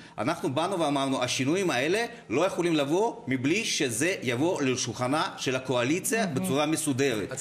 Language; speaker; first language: Hebrew; non-native, fluent; Russian